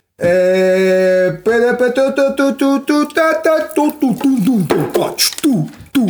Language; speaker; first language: Spanish; non-native, learner; English